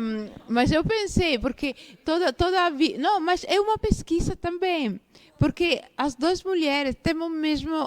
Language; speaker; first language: Portuguese; non-native, fluent; Italian